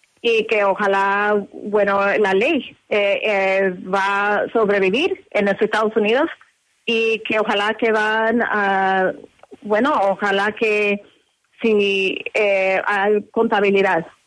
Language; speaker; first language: Spanish; early bilingual, heritage; English